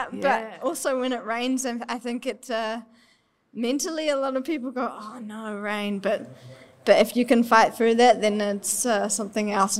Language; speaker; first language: English; native; English